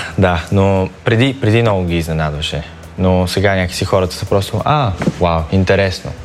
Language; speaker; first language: Bulgarian; early bilingual, other home language; Chinese